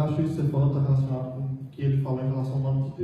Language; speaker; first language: Portuguese; native; Portuguese